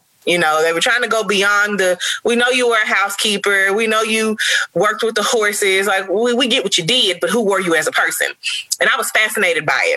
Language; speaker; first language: English; native; English